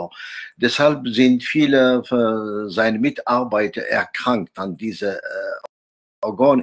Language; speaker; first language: German; non-native, fluent; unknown